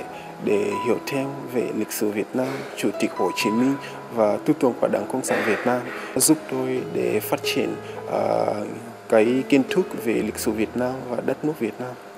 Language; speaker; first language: Vietnamese; non-native, fluent; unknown